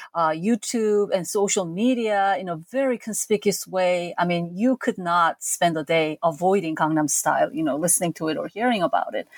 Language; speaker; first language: English; non-native, fluent; Korean